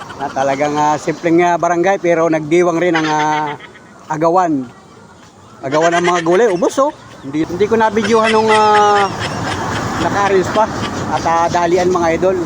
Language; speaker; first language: Filipino; native; Filipino